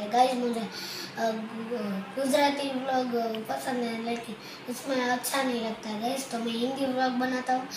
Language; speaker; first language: Hindi; non-native, local second language; Gujarati